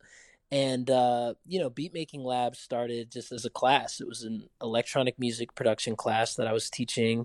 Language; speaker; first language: English; native; English